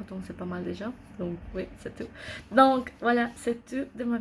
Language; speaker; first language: French; non-native, learner; English